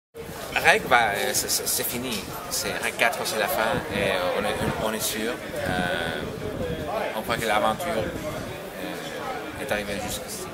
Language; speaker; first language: French; non-native, fluent; Spanish